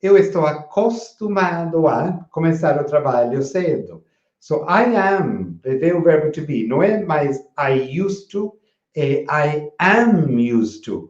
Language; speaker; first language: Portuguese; non-native, fluent; English